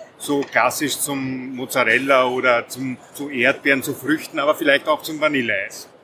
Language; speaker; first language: German; native; German